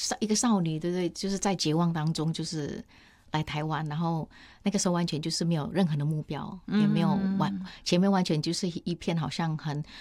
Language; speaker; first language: Chinese; non-native, fluent; Indonesian